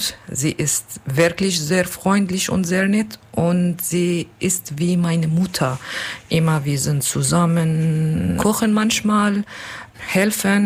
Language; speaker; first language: German; non-native, learner; Turkish